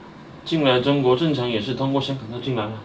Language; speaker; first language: Chinese; native; Chinese